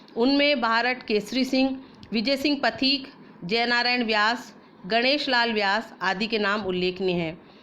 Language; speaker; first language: Hindi; native; Hindi